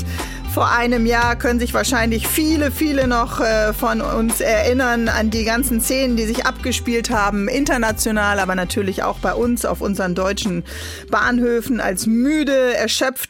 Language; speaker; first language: German; native; German